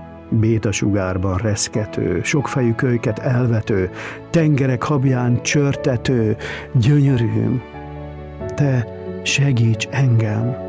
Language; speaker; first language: Hungarian; native; Hungarian